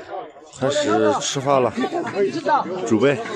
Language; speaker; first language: Chinese; non-native, local second language; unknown